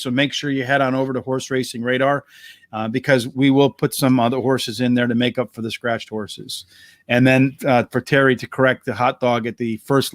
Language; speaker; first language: English; native; English